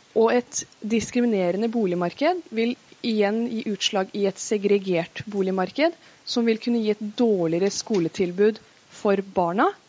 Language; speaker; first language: Norwegian; early bilingual, other home language; Persian